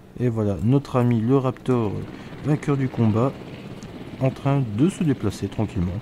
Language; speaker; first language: French; native; French